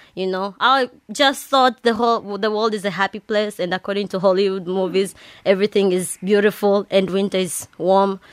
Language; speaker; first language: English; non-native, local second language; Swahili